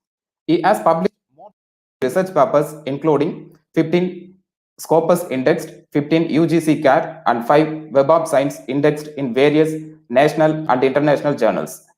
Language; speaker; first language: English; non-native, local second language; Tamil